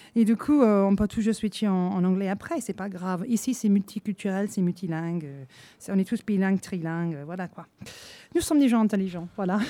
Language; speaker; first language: French; non-native, fluent; English